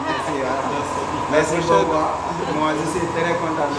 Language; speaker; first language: French; non-native, local second language; Wolof